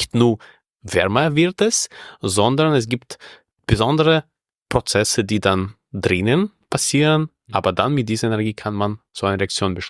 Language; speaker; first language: German; non-native, fluent; Russian